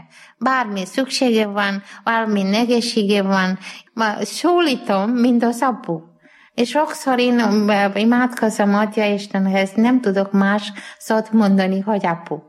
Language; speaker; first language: Hungarian; non-native, learner; Malayalam